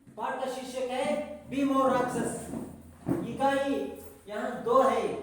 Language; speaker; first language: Hindi; non-native, local second language; Kannada